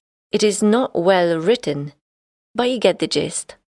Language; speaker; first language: English; non-native, fluent; Polish